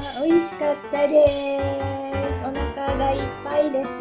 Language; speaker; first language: Japanese; non-native, fluent; Indonesian